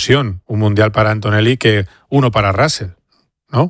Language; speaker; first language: Spanish; native; Spanish